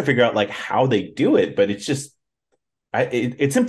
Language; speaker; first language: English; native; English